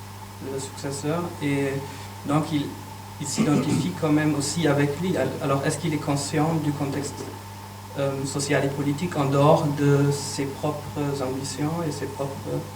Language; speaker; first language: French; non-native, fluent; German